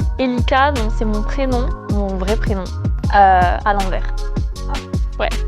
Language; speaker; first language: French; early bilingual, other home language; Malagasy